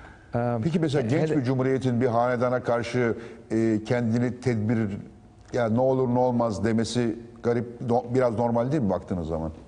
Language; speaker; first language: Turkish; native; Turkish